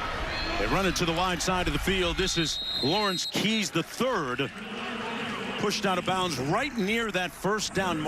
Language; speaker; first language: English; native; English